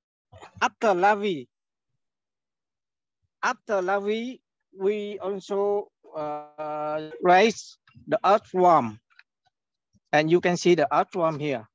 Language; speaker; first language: English; non-native, learner; Vietnamese